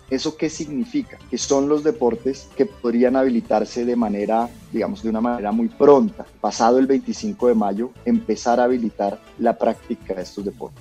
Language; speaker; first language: Spanish; native; Spanish